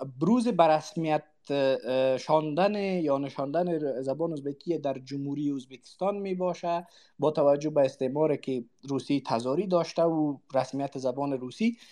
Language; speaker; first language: Persian; non-native, local second language; Uzbek